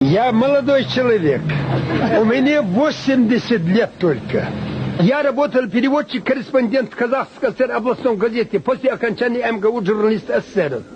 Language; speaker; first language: Russian; non-native, local second language; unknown